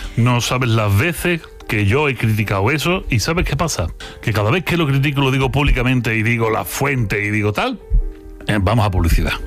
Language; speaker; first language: Spanish; native; Spanish